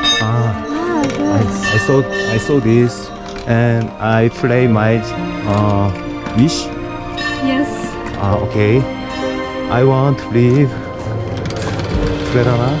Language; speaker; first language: English; non-native, learner; Korean